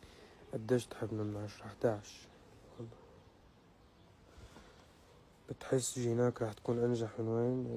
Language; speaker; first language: Arabic; native; Arabic